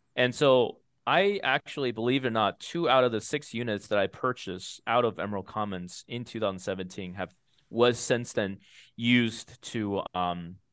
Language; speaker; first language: English; early bilingual, other home language; Chinese